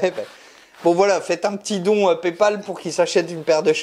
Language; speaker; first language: French; native; French